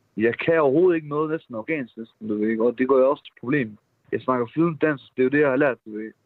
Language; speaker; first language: Danish; early bilingual, other home language; Persian